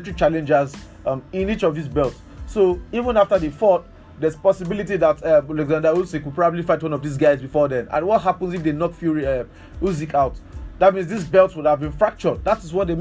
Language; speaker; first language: English; non-native, local second language; Yoruba